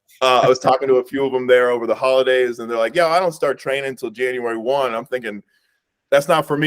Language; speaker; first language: English; native; English